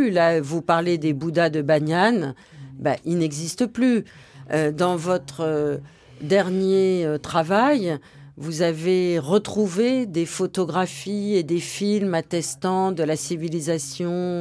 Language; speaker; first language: French; native; French